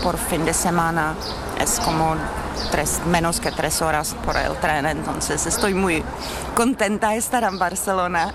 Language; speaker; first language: Spanish; non-native, fluent; Czech